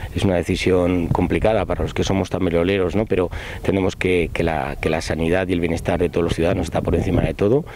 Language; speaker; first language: Spanish; native; Spanish